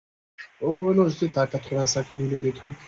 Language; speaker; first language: French; native; French